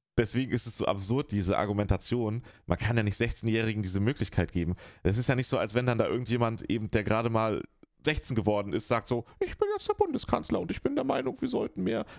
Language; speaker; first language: German; native; German